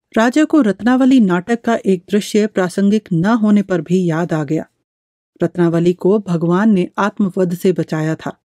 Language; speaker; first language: Hindi; native; Hindi